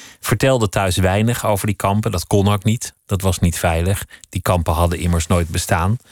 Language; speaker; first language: Dutch; native; Dutch